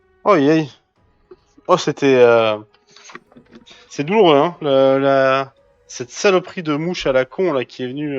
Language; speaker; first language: French; native; French